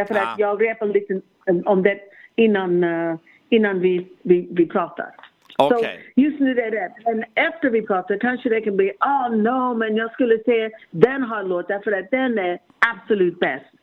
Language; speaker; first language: Swedish; non-native, learner; English